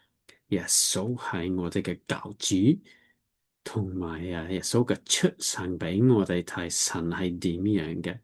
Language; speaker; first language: Cantonese; non-native, learner; English